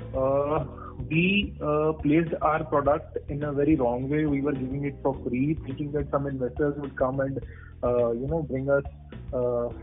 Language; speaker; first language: English; non-native, local second language; Punjabi